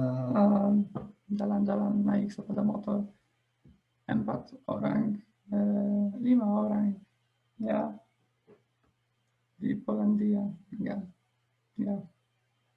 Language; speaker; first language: Indonesian; non-native, fluent; Polish